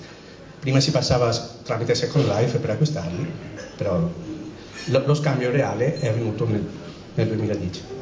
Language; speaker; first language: Italian; native; Italian